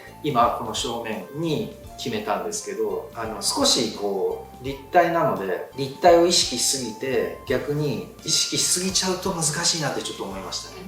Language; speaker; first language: Japanese; native; Japanese